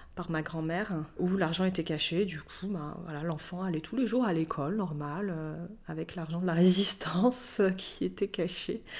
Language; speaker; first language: French; native; French